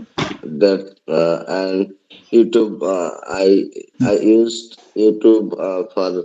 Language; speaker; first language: English; non-native, learner; Bangla